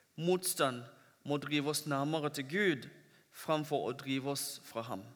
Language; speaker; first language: Norwegian; non-native, fluent; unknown